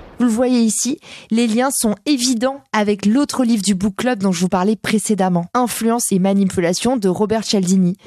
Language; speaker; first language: French; native; French